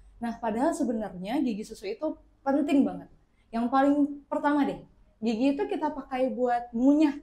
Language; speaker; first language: Indonesian; native; Indonesian